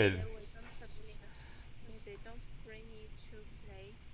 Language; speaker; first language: English; non-native, learner; Chinese